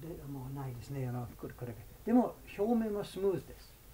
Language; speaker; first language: Japanese; non-native, fluent; English